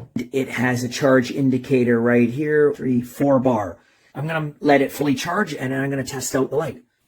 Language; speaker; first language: English; native; English